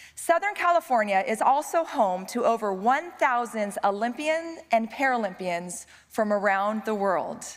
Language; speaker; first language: English; native; English